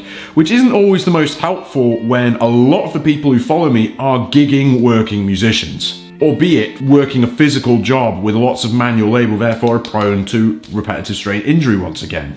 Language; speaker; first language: English; native; English